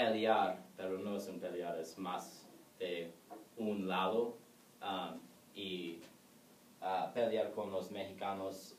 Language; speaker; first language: Spanish; non-native, learner; English